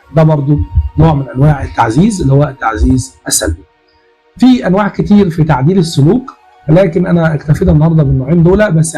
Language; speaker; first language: Arabic; native; Arabic